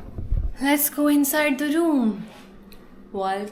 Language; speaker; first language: English; non-native, local second language; Hindi